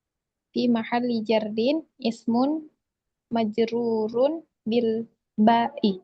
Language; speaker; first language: Arabic; non-native, learner; Indonesian